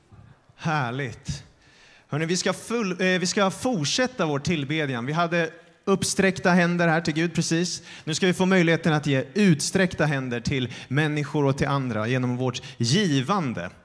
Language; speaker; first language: Swedish; native; Swedish